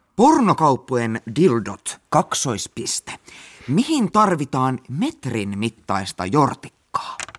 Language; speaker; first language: Finnish; native; Finnish